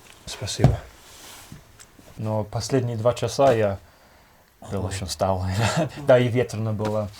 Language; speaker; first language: Russian; non-native, learner; English